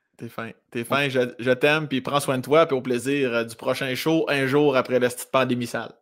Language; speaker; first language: French; native; French